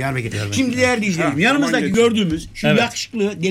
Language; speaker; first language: Turkish; native; Turkish